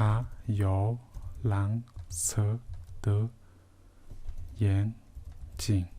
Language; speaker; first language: Chinese; non-native, fluent; Mongolian